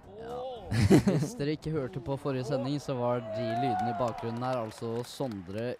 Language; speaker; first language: Norwegian; native; Norwegian